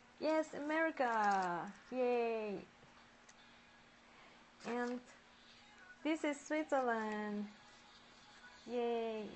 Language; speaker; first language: English; non-native, learner; Japanese